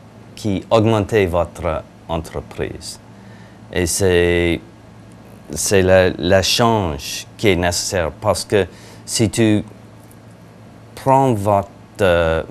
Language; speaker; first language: French; non-native, learner; English